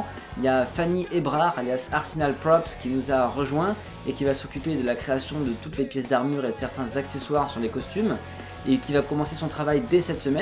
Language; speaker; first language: French; native; French